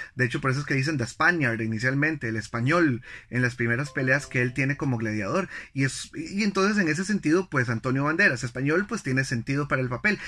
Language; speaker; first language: Spanish; native; Spanish